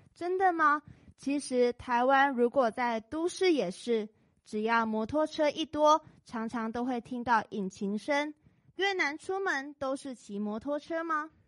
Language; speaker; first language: Chinese; native; Chinese